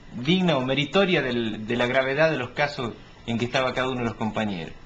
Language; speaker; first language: Spanish; native; Spanish